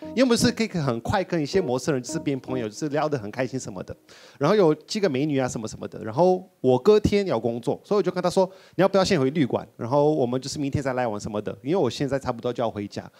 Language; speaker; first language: Chinese; non-native, fluent; Portuguese